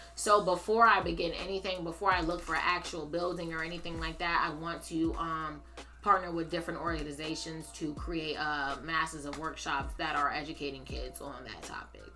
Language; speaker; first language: English; native; English